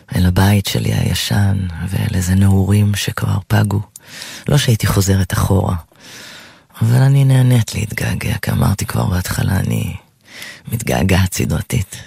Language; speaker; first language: Hebrew; native; Hebrew